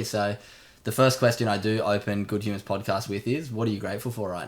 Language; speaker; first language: English; native; English